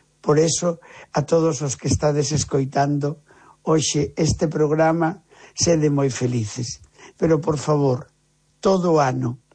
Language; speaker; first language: Galician; native; Galician